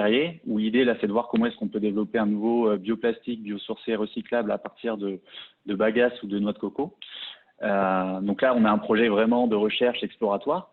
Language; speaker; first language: French; native; French